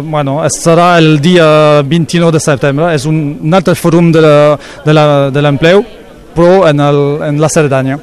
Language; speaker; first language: Catalan; non-native, local second language; French